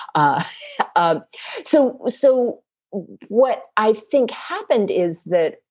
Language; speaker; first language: English; native; English